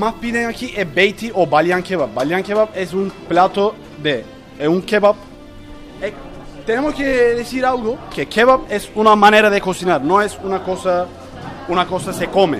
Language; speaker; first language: Spanish; non-native, learner; Turkish